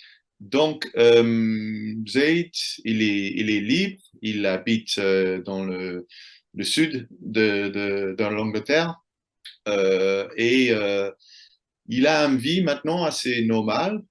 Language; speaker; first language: French; non-native, fluent; English